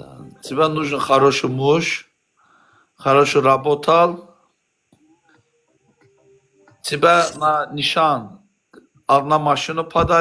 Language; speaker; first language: Russian; non-native, learner; Azerbaijani